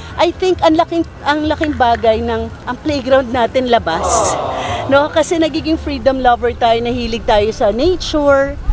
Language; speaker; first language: Filipino; non-native, local second language; Waray